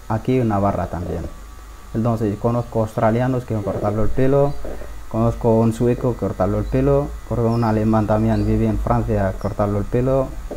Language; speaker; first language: Spanish; non-native, learner; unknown